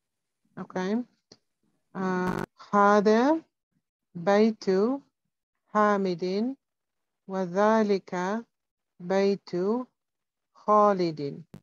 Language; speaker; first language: Arabic; non-native, learner; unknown